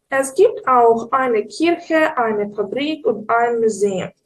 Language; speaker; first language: German; non-native, learner; Ukrainian